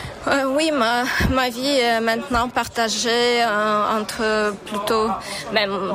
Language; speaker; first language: French; non-native, fluent; Ukrainian